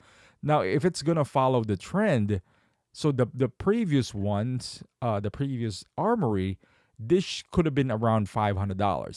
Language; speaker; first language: English; native; English